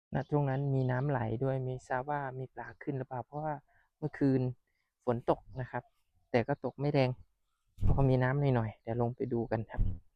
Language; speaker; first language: Thai; non-native, local second language; Northern Khmer